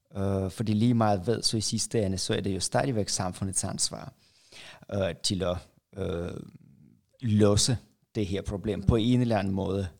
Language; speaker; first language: Danish; non-native, fluent; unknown